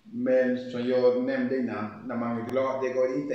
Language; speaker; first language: Swedish; non-native, fluent; Spanish